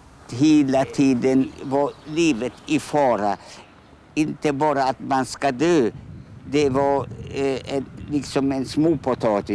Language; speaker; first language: Swedish; non-native, fluent; Polish